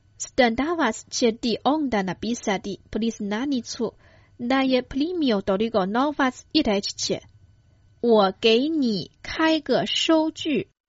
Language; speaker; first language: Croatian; non-native, fluent; Chinese